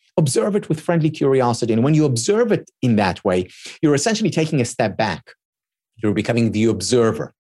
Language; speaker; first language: English; non-native, fluent; Hebrew